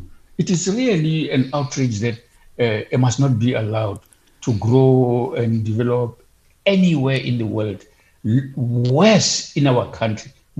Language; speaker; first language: English; non-native, local second language; Southern Sotho